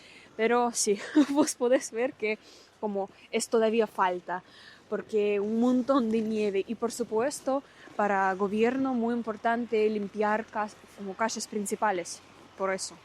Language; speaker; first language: Spanish; non-native, learner; Russian